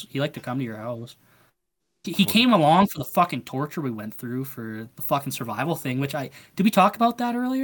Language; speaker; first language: English; native; English